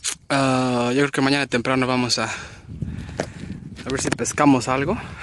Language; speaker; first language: Spanish; native; Spanish